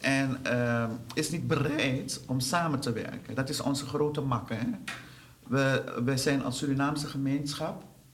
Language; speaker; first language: Dutch; non-native, local second language; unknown